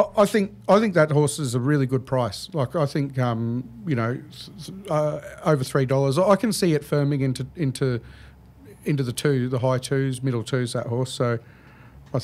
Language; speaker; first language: English; native; English